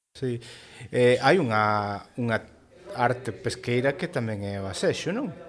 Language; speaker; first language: Galician; native; Galician